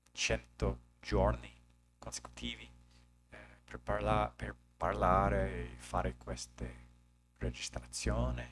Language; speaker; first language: Italian; non-native, learner; English